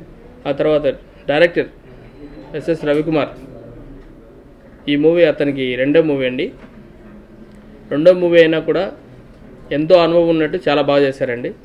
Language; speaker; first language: Telugu; native; Telugu